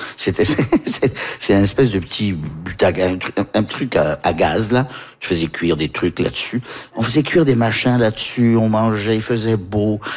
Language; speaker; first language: French; early bilingual, heritage; French